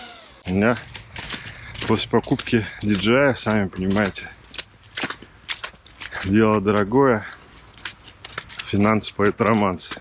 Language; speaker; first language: Russian; native; Russian